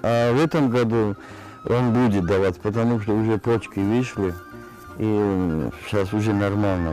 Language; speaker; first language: Russian; non-native, local second language; Georgian